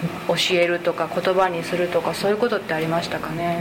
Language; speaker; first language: Japanese; native; Japanese